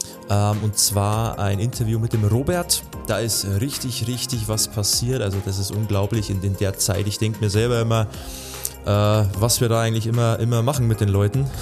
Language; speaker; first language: German; native; German